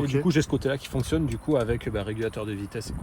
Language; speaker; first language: French; native; French